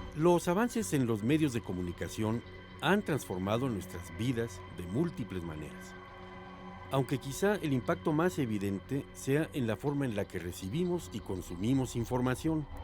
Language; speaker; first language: Spanish; native; Spanish